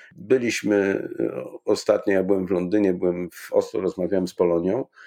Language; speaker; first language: Polish; native; Polish